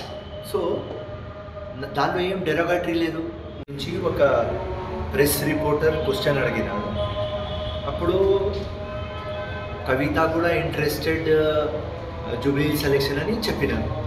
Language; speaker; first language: Telugu; non-native, local second language; Urdu